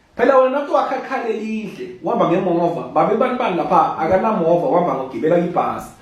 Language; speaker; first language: Zulu; non-native, local second language; Swati